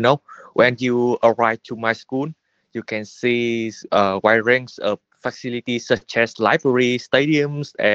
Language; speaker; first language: English; non-native, learner; Vietnamese